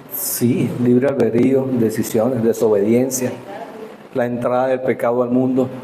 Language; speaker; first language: Spanish; native; Spanish